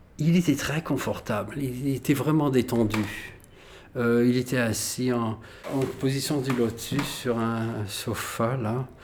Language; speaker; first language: French; native; French